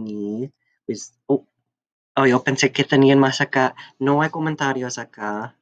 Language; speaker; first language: Spanish; non-native, fluent; English